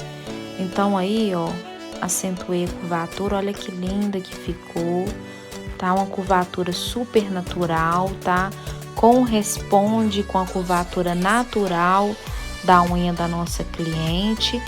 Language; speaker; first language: Portuguese; native; Portuguese